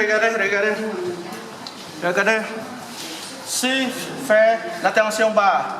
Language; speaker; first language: French; non-native, learner; Vietnamese